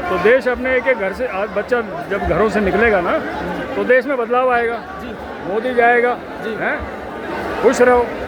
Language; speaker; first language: Hindi; native; Hindi